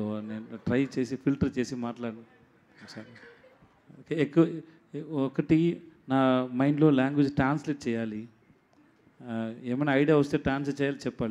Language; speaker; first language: Telugu; non-native, learner; Tamil